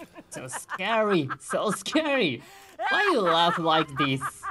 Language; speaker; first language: English; non-native, learner; Japanese